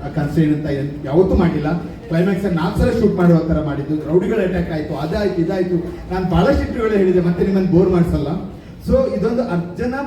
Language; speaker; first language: Kannada; native; Kannada